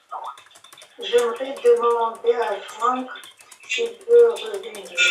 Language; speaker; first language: French; non-native, fluent; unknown